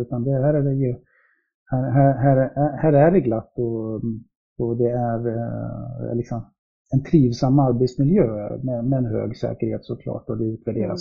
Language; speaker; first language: Swedish; native; Swedish